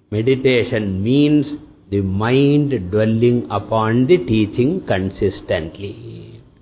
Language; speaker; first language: English; non-native, local second language; Tamil